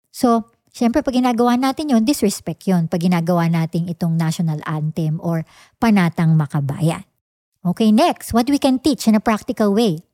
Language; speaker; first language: English; non-native, local second language; Filipino